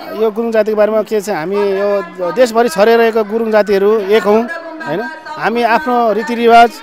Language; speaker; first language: Nepali; native; Nepali